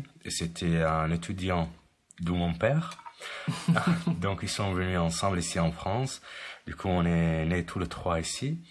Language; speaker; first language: French; non-native, fluent; Arabic